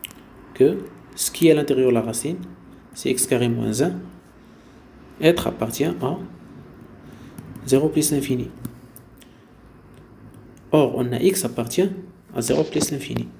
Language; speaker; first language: French; non-native, local second language; Arabic